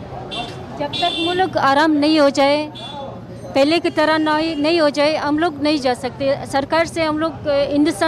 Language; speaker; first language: Hindi; non-native, learner; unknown